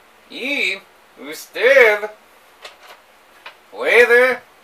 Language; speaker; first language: Spanish; non-native, learner; English